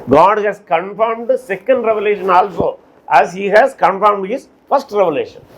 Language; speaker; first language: English; non-native, local second language; Tamil